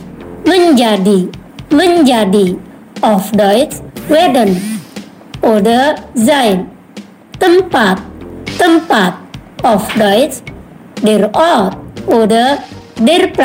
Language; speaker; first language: German; non-native, learner; Indonesian